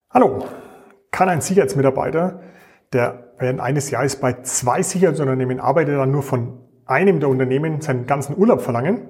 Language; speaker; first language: German; native; German